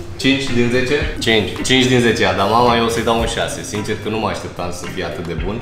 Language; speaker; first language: Romanian; early bilingual, other home language; Chinese